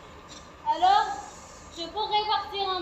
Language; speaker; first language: French; non-native, learner; Arabic